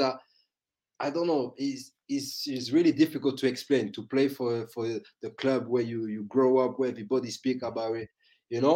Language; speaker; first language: English; non-native, fluent; French